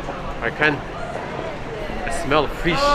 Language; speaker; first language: English; non-native, fluent; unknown